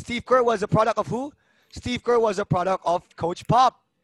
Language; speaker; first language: English; early bilingual, other home language; Indonesian